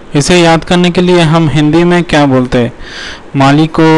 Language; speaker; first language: Hindi; non-native, local second language; Bangla